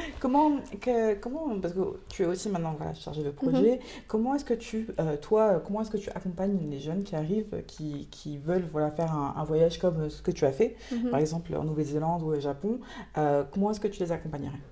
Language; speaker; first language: French; non-native, fluent; English